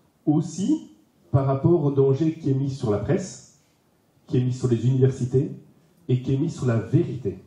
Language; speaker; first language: French; native; French